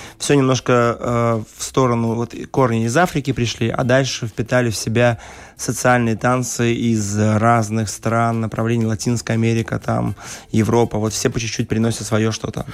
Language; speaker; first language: Russian; native; Russian